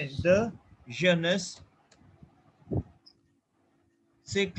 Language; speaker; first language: French; non-native, fluent; Hindi